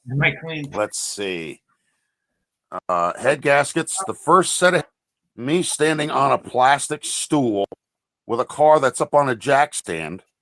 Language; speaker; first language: English; native; English